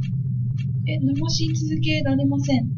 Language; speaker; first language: Japanese; native; Japanese